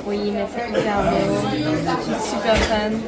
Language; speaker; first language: French; non-native, fluent; Dutch